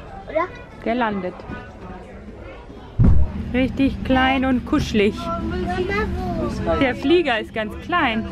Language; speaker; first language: German; native; German